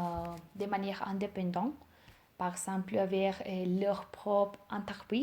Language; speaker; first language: French; non-native, learner; Spanish